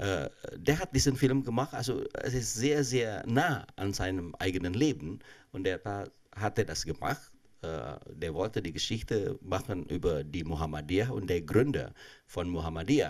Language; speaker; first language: German; non-native, fluent; Indonesian